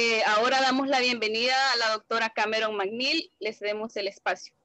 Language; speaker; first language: Spanish; native; Spanish